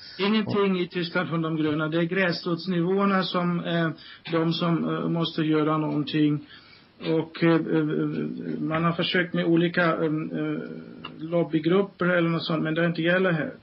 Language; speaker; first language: Swedish; non-native, fluent; German